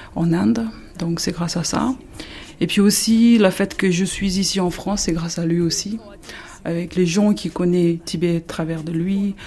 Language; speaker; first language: French; non-native, fluent; Tibetan